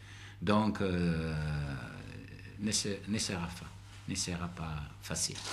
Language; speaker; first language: French; non-native, learner; Italian